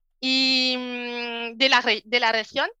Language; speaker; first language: Spanish; non-native, learner; French